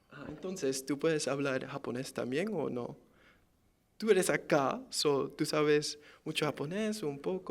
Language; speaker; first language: Spanish; early bilingual, heritage; English